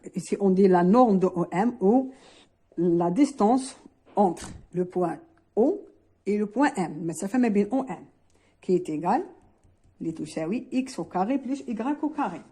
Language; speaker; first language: French; non-native, local second language; Arabic